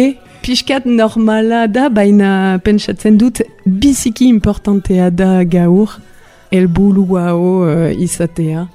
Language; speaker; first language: Basque; non-native, learner; French